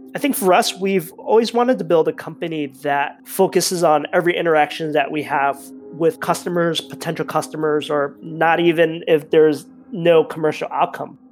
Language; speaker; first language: English; native; English